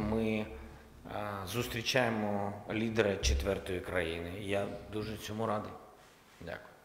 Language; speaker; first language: Ukrainian; non-native, local second language; Russian